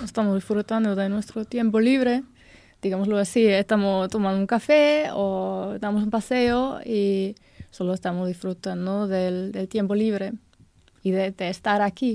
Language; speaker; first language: Spanish; non-native, learner; German